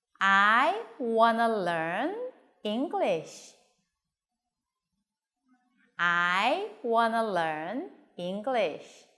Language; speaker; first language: English; non-native, learner; Korean